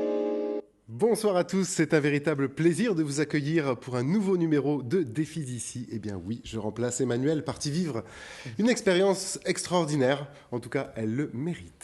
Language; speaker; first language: French; native; French